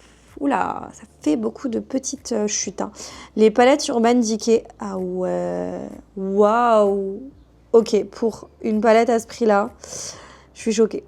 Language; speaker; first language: French; native; French